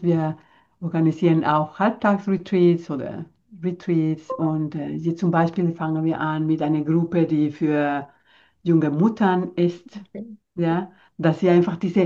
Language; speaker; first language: German; non-native, fluent; Spanish